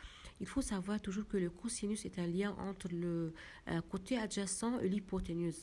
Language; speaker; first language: French; non-native, local second language; Arabic